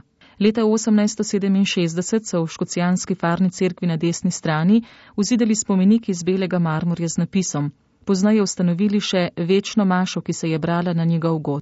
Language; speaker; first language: Slovenian; native; Slovenian